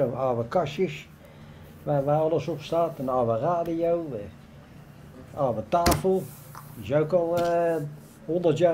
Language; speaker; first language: Dutch; native; Dutch